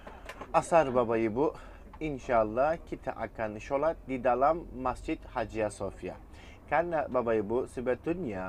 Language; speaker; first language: Indonesian; non-native, fluent; Turkish